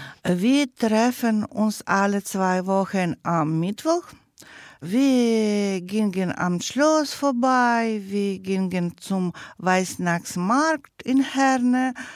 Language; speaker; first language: German; non-native, learner; Ukrainian